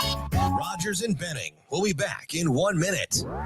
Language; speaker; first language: English; native; English